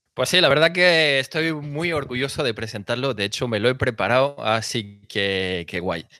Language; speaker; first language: Spanish; non-native, fluent; French